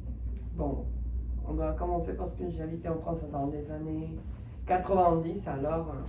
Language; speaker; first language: French; non-native, fluent; Spanish